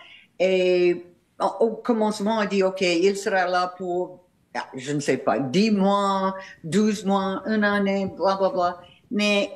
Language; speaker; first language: French; non-native, fluent; English